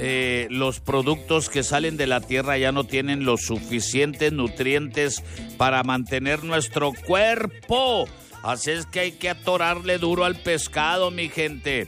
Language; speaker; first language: Spanish; native; Spanish